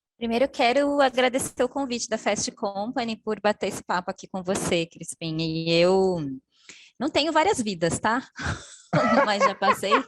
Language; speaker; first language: Portuguese; native; Portuguese